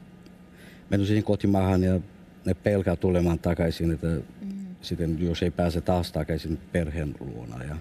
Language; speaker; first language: Finnish; non-native, fluent; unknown